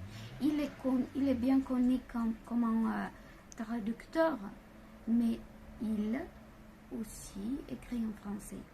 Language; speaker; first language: French; non-native, fluent; Bulgarian